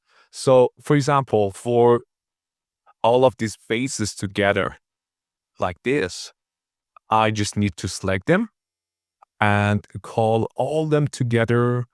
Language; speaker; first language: English; non-native, fluent; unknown